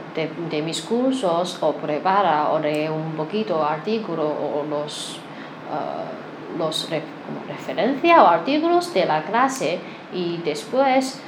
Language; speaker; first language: Spanish; non-native, learner; Chinese